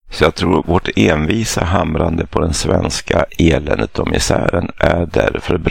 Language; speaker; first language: Swedish; native; Swedish